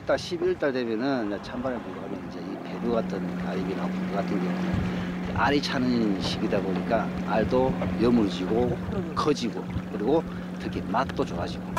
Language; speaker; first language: Korean; native; Korean